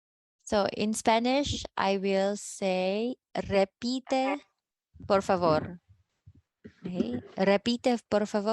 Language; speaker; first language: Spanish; non-native, fluent; Filipino